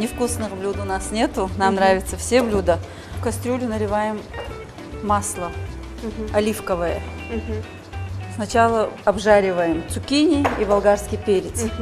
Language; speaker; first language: Russian; native; Russian